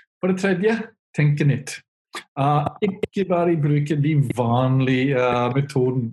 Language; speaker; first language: Norwegian; non-native, fluent; English